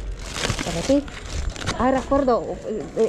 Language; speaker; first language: Spanish; non-native, learner; Filipino